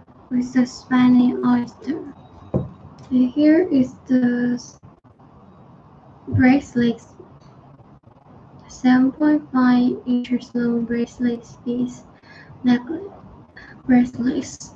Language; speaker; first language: English; non-native, learner; Chinese